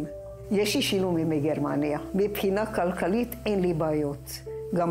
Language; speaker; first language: Hebrew; non-native, fluent; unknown